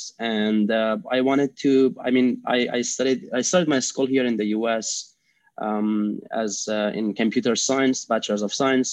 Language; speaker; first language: English; non-native, fluent; Persian